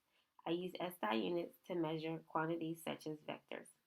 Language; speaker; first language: English; native; English